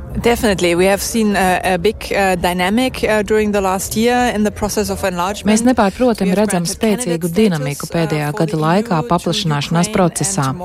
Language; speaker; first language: Latvian; native; Latvian